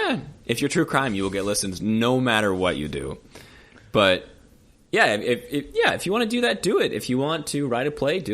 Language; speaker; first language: English; native; English